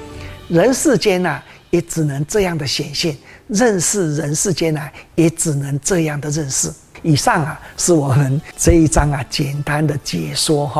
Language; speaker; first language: Chinese; native; Chinese